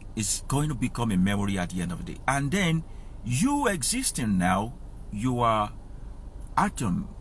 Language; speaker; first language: English; non-native, local second language; Yoruba